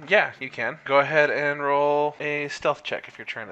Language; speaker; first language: English; native; English